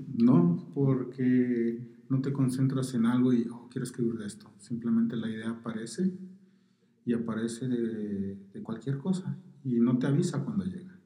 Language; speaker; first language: Spanish; native; Spanish